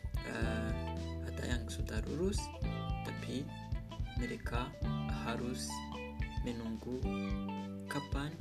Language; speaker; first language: Indonesian; non-native, learner; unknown